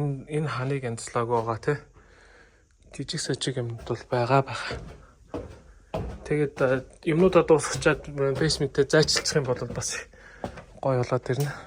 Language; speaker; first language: Mongolian; native; Mongolian